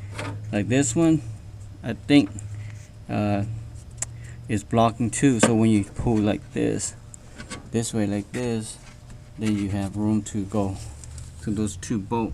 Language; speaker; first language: English; non-native, fluent; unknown